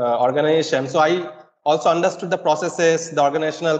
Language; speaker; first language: English; non-native, local second language; Bangla